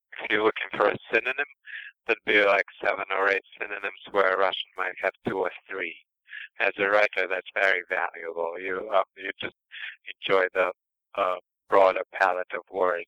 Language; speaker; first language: English; non-native, fluent; Russian